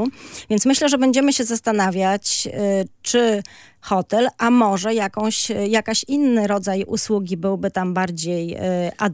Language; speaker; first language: Polish; native; Polish